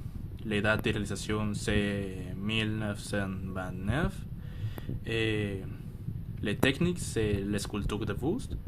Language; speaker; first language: French; non-native, learner; Spanish